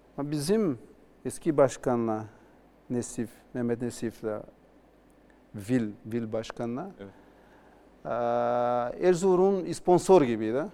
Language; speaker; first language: Turkish; non-native, learner; Portuguese